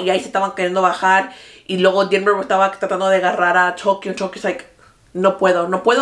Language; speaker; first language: Spanish; early bilingual, other home language; English